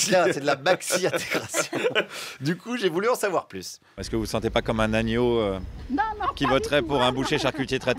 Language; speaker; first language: French; native; French